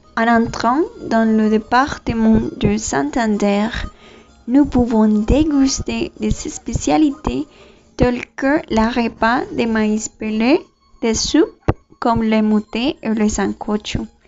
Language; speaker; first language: French; non-native, learner; Spanish